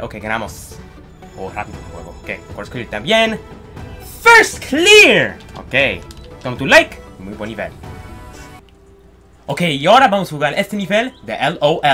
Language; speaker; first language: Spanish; early bilingual, heritage; Spanish